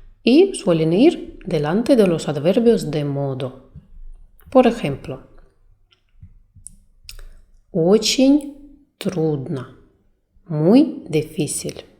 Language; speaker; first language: Spanish; non-native, fluent; Russian